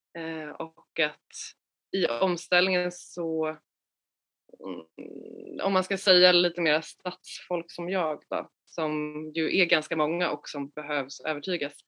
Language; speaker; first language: Swedish; native; Swedish